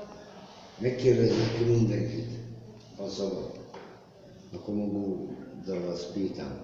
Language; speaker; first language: Hungarian; non-native, local second language; Serbian